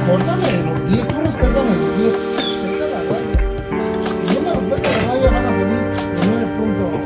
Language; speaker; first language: Spanish; native; Spanish